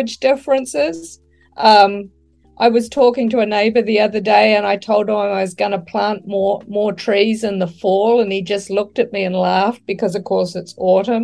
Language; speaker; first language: English; native; English